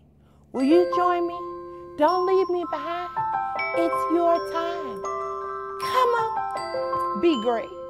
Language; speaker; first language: English; native; English